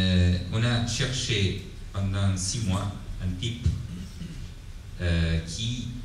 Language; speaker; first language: French; non-native, fluent; Italian